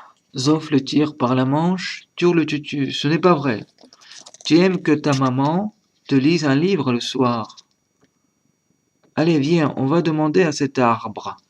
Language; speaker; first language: French; non-native, learner; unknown